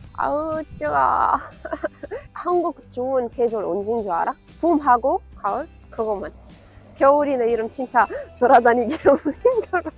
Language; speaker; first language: Korean; non-native, fluent; Arabic